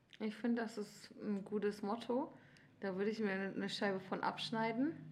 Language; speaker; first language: German; early bilingual, other home language; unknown